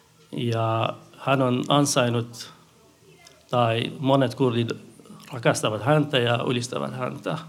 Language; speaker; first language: Finnish; non-native, fluent; Central Kurdish